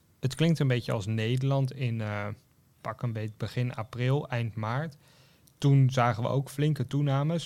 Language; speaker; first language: Dutch; native; Dutch